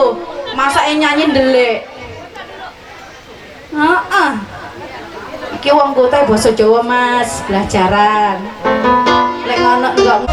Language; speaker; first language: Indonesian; non-native, local second language; Javanese